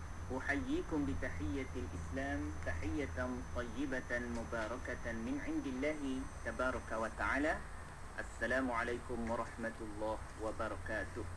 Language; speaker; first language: Arabic; non-native, fluent; Malay